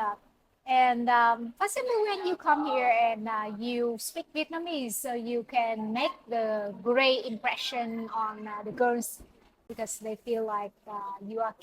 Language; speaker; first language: English; non-native, learner; Vietnamese